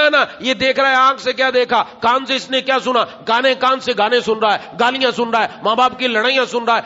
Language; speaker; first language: Urdu; non-native, local second language; Punjabi